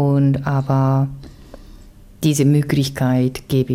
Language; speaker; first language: German; non-native, fluent; Japanese